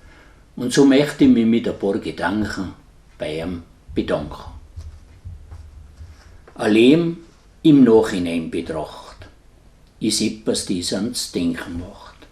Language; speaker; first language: German; native; German